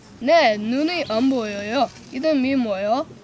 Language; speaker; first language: Korean; non-native, learner; English